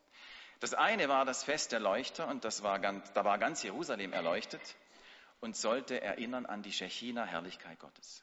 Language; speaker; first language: German; native; German